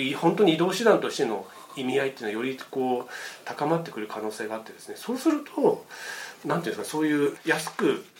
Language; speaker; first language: Japanese; native; Japanese